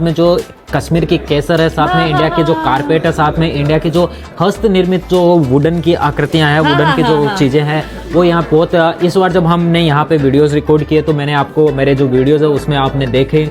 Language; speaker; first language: Hindi; native; Hindi